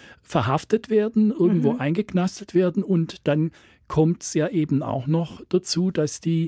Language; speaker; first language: German; native; German